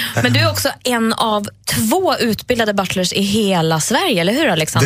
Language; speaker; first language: Swedish; native; Swedish